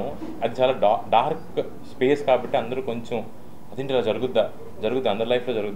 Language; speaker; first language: Telugu; native; Telugu